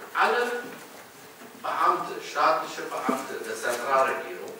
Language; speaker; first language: German; early bilingual, other home language; Kurdish